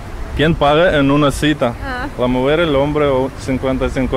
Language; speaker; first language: Spanish; non-native, fluent; Russian